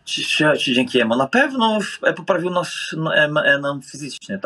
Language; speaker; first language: Polish; non-native, fluent; Portuguese